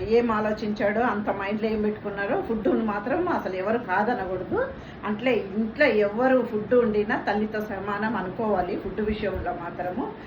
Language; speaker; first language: Telugu; non-native, local second language; Tamil